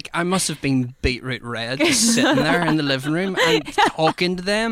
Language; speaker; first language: English; native; English